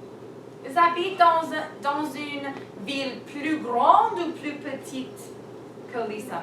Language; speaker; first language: French; non-native, fluent; English